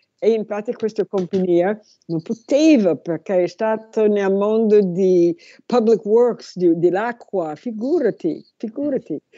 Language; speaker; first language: Italian; non-native, learner; English